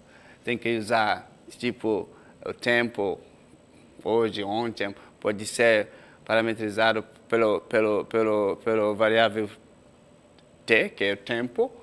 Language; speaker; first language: Portuguese; non-native, fluent; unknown